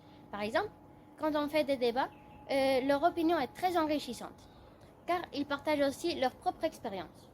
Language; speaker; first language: French; non-native, fluent; Spanish